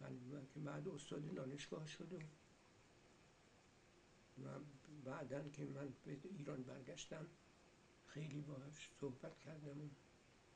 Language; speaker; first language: Persian; early bilingual, heritage; Persian